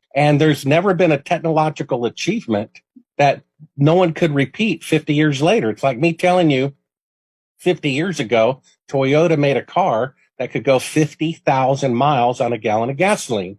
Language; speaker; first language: English; native; English